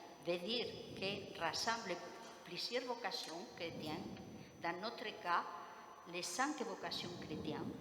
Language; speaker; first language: French; non-native, fluent; Spanish